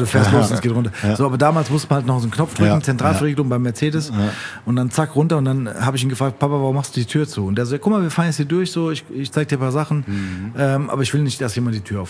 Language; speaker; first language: German; native; German